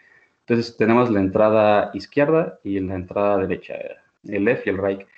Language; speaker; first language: Spanish; native; Spanish